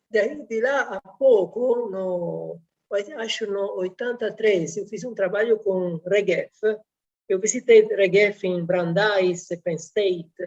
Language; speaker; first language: Portuguese; non-native, fluent; Italian